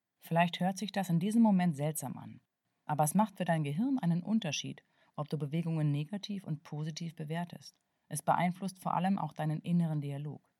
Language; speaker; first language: German; native; German